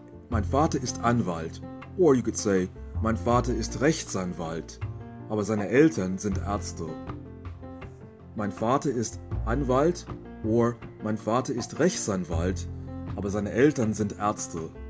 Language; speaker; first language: German; non-native, fluent; English